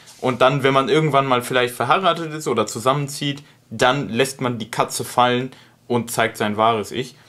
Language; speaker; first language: German; native; German